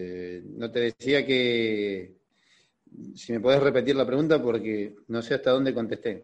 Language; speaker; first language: Spanish; native; Spanish